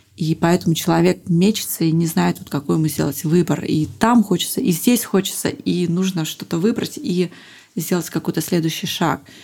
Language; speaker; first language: Russian; native; Russian